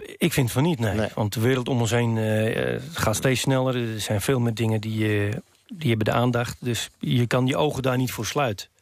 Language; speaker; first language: Dutch; native; Dutch